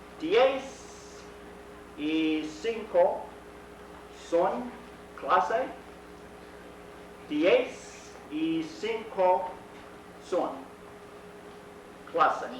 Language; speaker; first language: Spanish; non-native, fluent; English